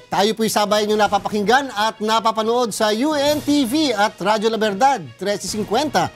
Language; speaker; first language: Filipino; native; Filipino